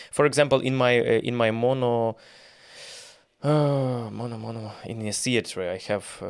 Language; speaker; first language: English; non-native, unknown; Ukrainian